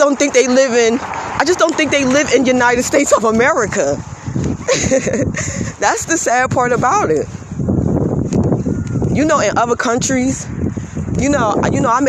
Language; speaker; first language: English; native; English